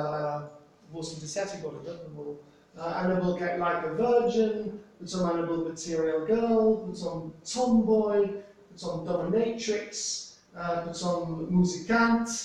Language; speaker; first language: Russian; non-native, fluent; English